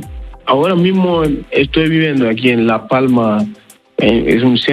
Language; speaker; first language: Spanish; non-native, learner; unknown